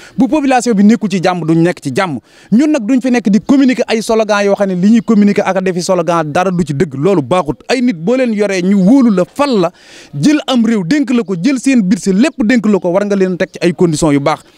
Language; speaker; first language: Wolof; native; Wolof